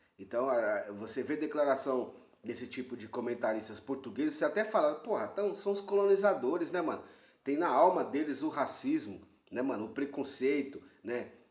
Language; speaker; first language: Portuguese; native; Portuguese